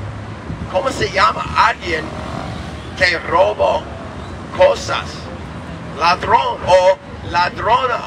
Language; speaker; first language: Spanish; non-native, learner; English